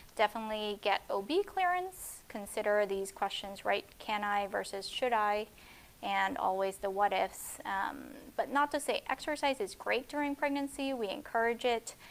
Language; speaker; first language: English; native; English